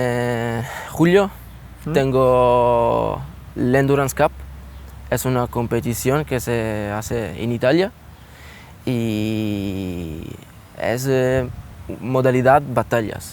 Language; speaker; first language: Spanish; non-native, learner; Italian